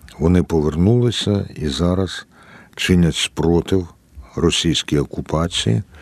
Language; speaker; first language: Ukrainian; native; Ukrainian